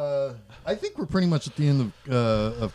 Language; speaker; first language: English; native; English